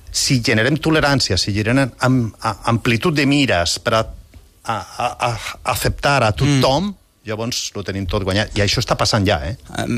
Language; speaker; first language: Catalan; non-native, local second language; Spanish